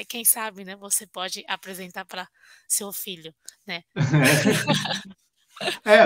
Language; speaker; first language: Portuguese; non-native, fluent; Chinese